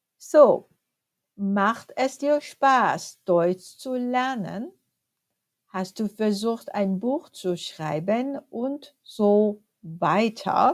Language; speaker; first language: German; non-native, fluent; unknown